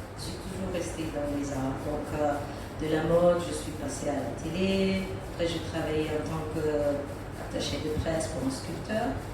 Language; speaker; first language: French; non-native, fluent; Russian